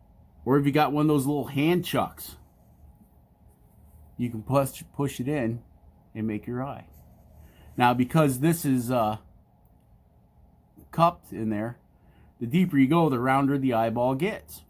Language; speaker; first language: English; native; English